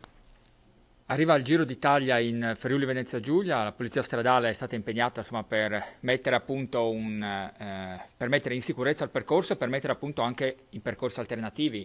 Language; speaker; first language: Italian; native; Italian